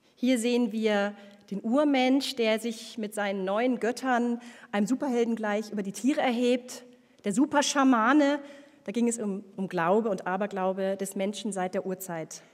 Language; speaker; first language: German; native; German